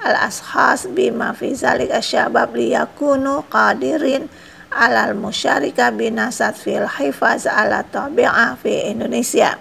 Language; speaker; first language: Arabic; non-native, fluent; Indonesian